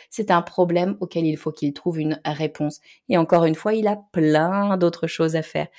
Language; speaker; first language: French; native; French